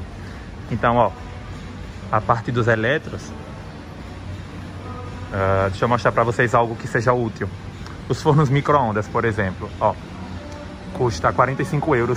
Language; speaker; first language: Portuguese; native; Portuguese